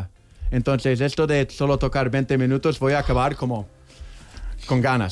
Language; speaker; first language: Spanish; non-native, learner; English